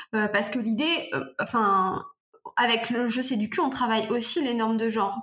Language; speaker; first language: French; native; French